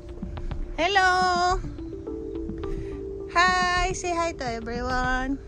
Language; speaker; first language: English; non-native, local second language; Filipino